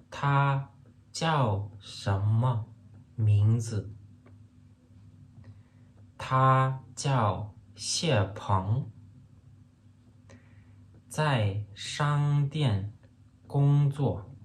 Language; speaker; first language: Chinese; non-native, fluent; Turkmen